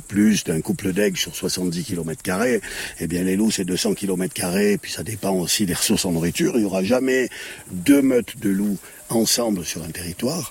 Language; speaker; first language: French; native; French